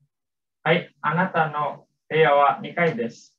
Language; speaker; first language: Japanese; non-native, learner; Indonesian